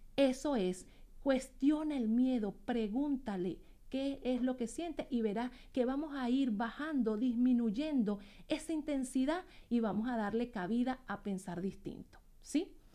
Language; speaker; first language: Spanish; native; Spanish